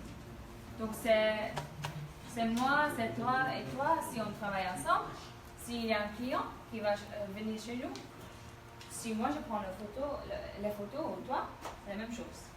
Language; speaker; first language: French; non-native, fluent; Dutch